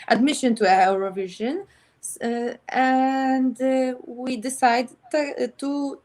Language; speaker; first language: English; non-native, learner; Polish